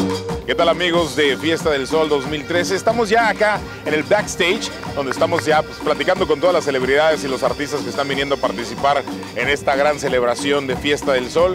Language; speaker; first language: Spanish; native; Spanish